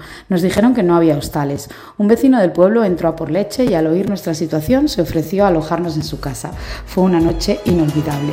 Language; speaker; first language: Spanish; native; Spanish